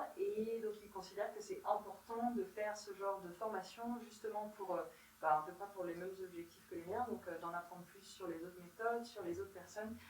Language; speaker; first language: French; native; French